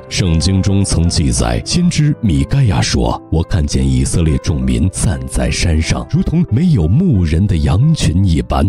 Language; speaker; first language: Chinese; native; Chinese